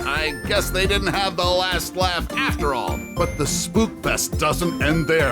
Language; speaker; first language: English; native; English